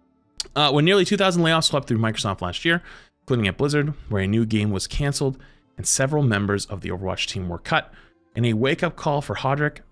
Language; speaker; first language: English; native; English